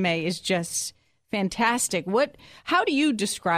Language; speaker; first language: English; native; English